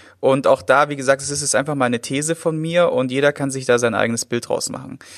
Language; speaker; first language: German; native; German